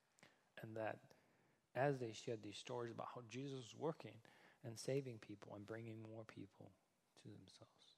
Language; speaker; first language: English; non-native, fluent; Danish